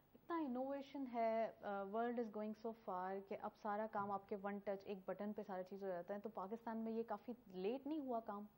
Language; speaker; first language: Urdu; native; Urdu